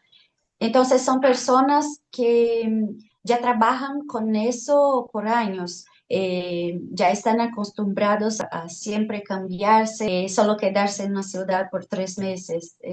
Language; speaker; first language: Spanish; non-native, fluent; Portuguese